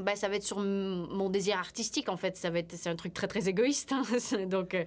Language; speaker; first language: French; native; French